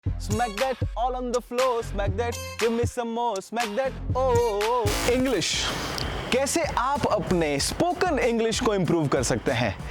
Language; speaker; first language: Hindi; non-native, local second language; Gujarati